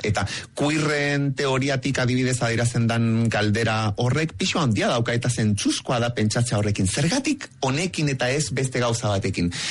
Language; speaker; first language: Basque; non-native, fluent; Spanish